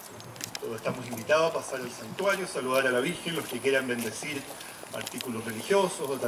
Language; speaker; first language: Spanish; native; Spanish